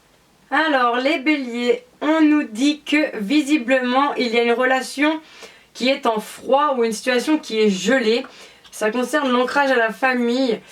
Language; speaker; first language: French; native; French